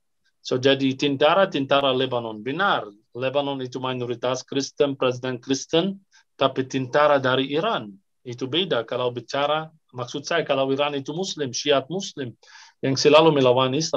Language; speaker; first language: Indonesian; non-native, fluent; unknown